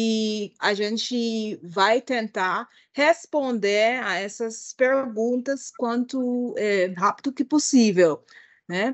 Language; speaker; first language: Portuguese; non-native, fluent; English